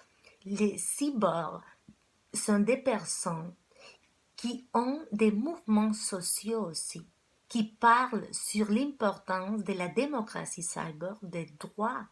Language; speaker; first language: French; non-native, fluent; Spanish